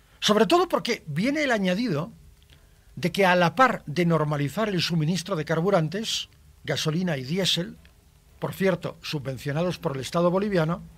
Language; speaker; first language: Spanish; native; Spanish